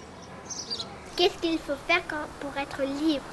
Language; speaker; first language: French; early bilingual, other home language; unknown